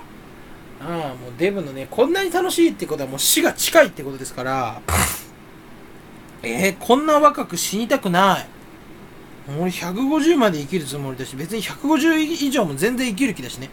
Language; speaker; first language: Japanese; native; Japanese